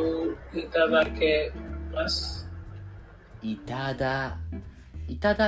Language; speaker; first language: Japanese; non-native, learner; English